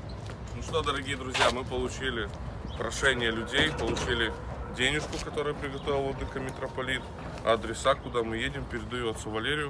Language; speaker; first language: Russian; native; Russian